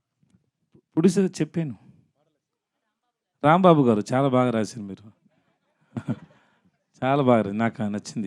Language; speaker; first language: Telugu; non-native, learner; Tamil